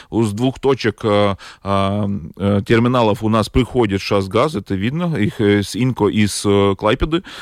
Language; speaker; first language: Russian; non-native, local second language; Latvian